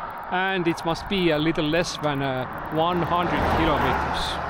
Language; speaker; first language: English; non-native, learner; Estonian